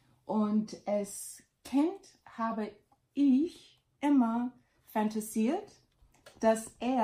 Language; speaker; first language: German; non-native, learner; English